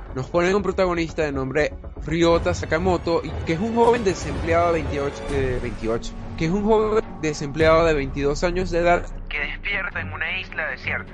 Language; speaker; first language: Spanish; native; Spanish